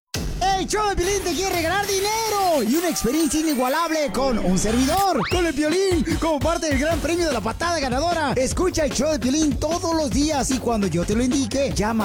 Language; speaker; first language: Spanish; native; Spanish